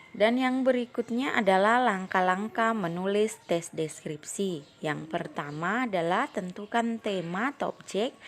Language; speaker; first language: Indonesian; native; Indonesian